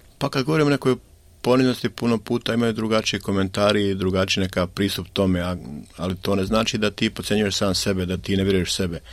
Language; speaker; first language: Croatian; native; Croatian